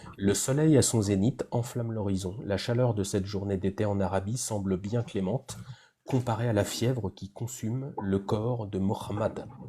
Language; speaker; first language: French; native; French